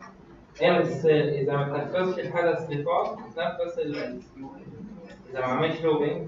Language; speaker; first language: Arabic; native; Arabic